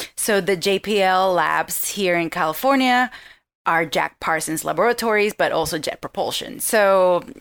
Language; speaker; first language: English; non-native, fluent; Spanish